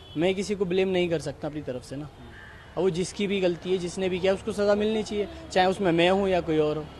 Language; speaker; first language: Hindi; native; Hindi